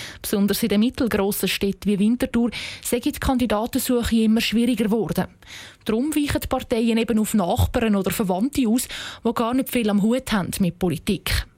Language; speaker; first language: German; native; German